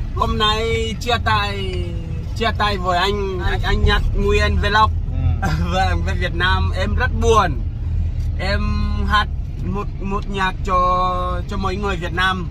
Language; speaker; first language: Vietnamese; non-native, learner; Portuguese